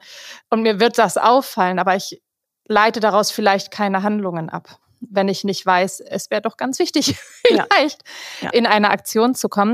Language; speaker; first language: German; native; German